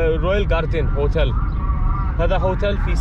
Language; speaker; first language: Arabic; non-native, learner; English